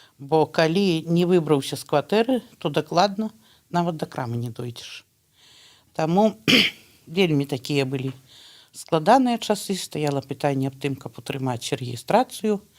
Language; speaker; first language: Belarusian; native; Belarusian